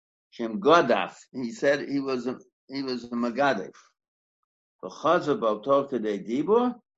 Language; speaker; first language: English; native; English